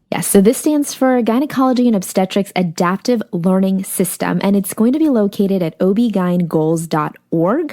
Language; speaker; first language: English; native; English